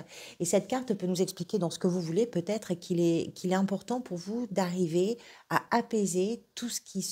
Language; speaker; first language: French; native; French